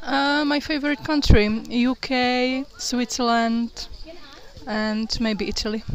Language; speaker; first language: English; non-native, learner; Czech